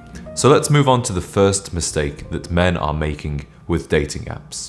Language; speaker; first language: English; native; English